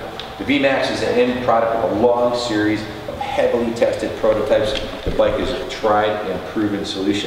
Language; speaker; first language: English; native; English